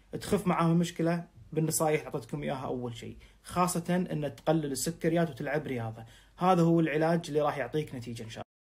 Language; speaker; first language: Arabic; native; Arabic